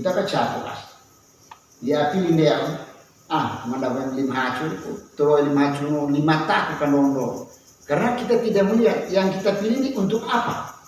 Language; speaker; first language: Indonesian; non-native, local second language; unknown